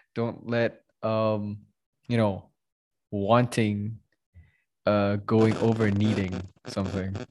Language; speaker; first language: English; non-native, fluent; Indonesian